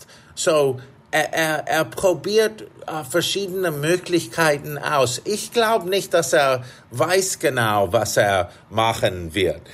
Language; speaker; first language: German; non-native, fluent; English